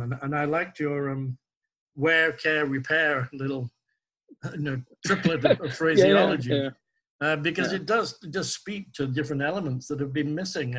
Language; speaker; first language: English; native; English